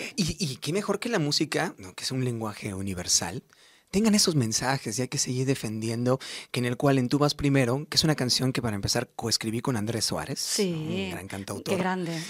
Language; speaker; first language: Spanish; native; Spanish